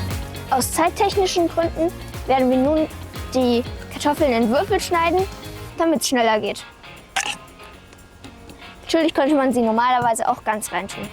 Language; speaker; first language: German; native; German